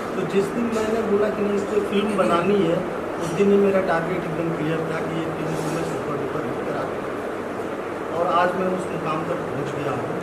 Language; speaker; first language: Hindi; native; Hindi